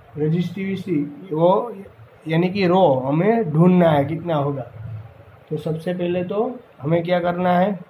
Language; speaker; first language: Hindi; non-native, local second language; Gujarati